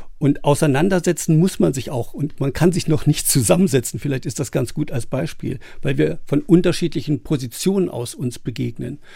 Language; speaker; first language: German; native; German